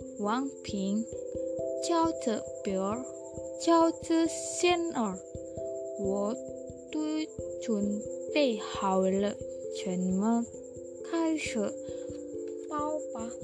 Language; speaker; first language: Chinese; non-native, learner; Vietnamese